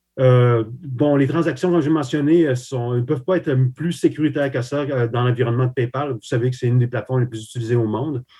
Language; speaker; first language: French; early bilingual, other home language; Slovak